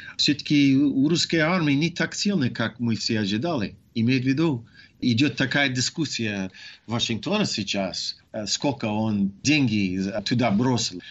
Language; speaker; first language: Russian; non-native, fluent; English